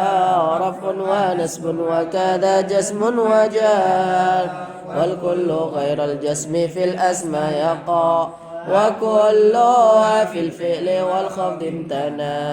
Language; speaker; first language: Arabic; non-native, fluent; Indonesian